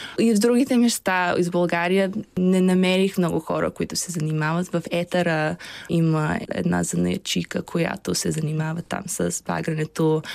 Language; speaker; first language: Bulgarian; early bilingual, heritage; Bulgarian